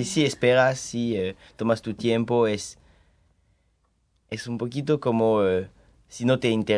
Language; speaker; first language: Spanish; early bilingual, heritage; French